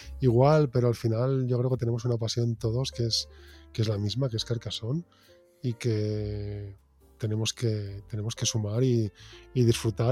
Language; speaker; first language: Spanish; native; Spanish